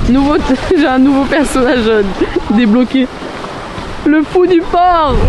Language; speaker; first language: French; native; French